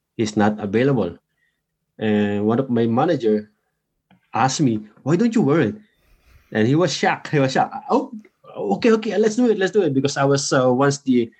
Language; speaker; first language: English; non-native, local second language; Filipino